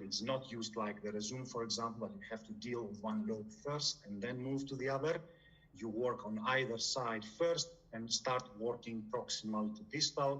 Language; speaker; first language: English; non-native, fluent; Greek